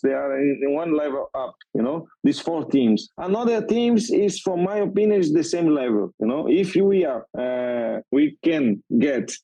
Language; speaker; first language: English; non-native, learner; Portuguese